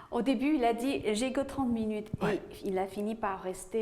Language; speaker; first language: French; native; French